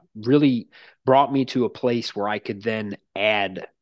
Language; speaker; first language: English; native; English